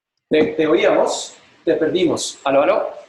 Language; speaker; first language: Spanish; native; Spanish